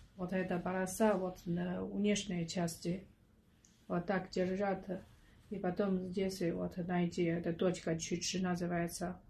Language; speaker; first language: Russian; non-native, learner; Chinese